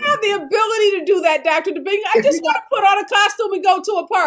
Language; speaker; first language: English; native; English